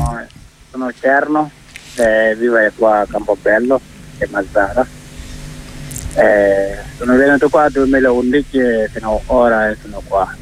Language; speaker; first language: Italian; non-native, learner; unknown